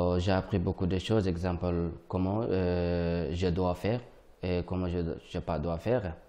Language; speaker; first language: French; non-native, learner; Arabic